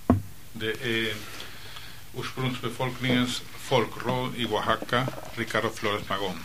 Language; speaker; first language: Swedish; non-native, fluent; Spanish